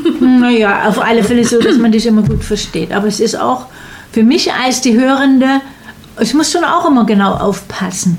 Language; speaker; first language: German; native; German